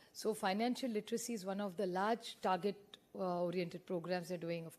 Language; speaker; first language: English; non-native, local second language; Marathi